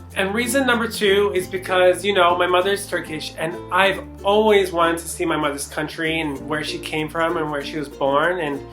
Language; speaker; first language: English; native; English